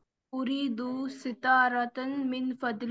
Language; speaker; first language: Arabic; non-native, learner; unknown